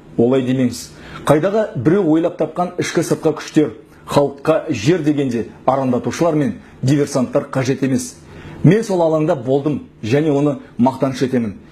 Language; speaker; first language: Kazakh; native; Kazakh